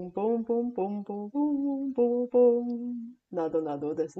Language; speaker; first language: Japanese; non-native, learner; Bulgarian